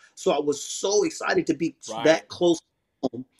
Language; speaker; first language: English; native; English